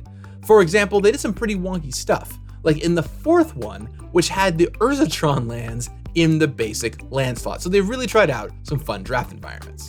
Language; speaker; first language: English; native; English